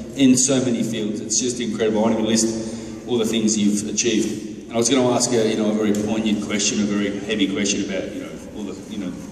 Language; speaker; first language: English; native; English